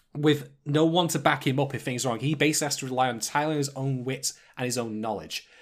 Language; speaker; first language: English; native; English